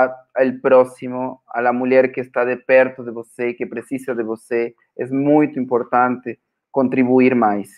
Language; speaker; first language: Portuguese; non-native, fluent; Spanish